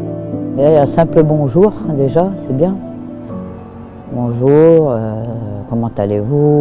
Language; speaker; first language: French; native; French